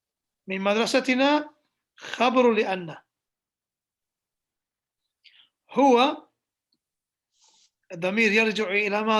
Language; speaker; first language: Arabic; non-native, fluent; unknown